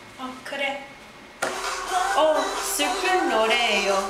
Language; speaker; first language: Korean; non-native, learner; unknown